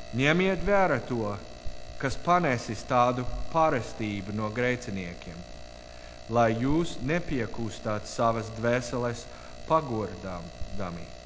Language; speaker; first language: Latvian; non-native, learner; English